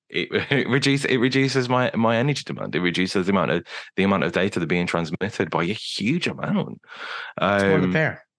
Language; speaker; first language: English; native; English